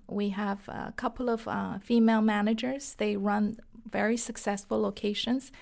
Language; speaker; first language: English; non-native, fluent; Chinese